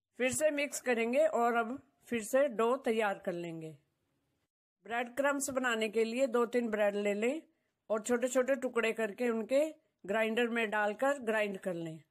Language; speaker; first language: Hindi; native; Hindi